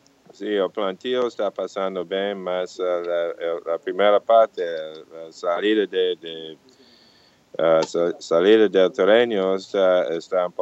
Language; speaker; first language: Portuguese; non-native, fluent; English